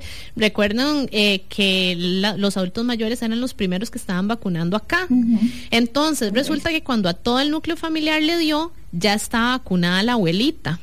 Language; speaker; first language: Spanish; native; Spanish